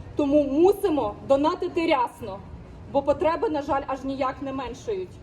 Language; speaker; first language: Ukrainian; native; Ukrainian